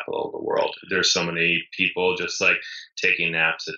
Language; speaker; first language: English; native; English